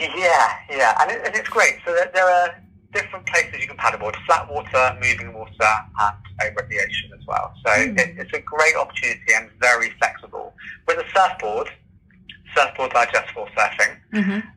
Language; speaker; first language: English; native; English